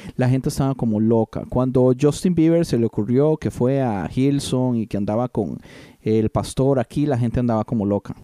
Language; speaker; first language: Spanish; native; Spanish